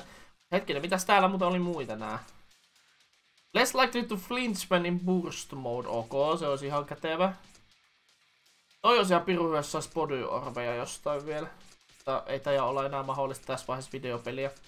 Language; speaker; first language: Finnish; native; Finnish